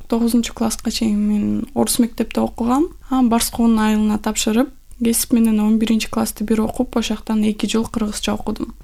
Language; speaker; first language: Kyrgyz; non-native, local second language; Russian